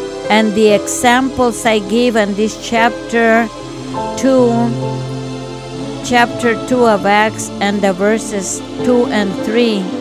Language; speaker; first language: English; early bilingual, other home language; Spanish